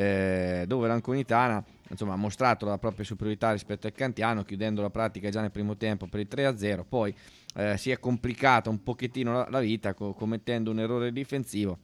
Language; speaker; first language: Italian; native; Italian